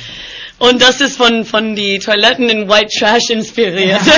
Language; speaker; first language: German; non-native, learner; English